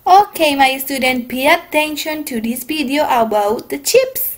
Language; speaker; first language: English; non-native, fluent; Spanish